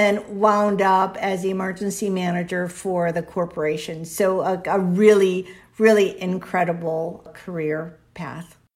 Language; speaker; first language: English; early bilingual, other home language; Spanish